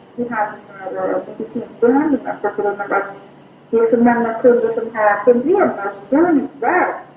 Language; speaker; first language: Swedish; non-native, fluent; Thai